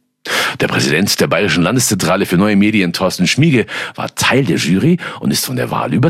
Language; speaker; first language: German; native; German